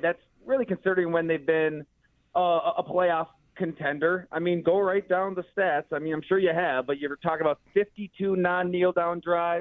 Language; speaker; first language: English; native; English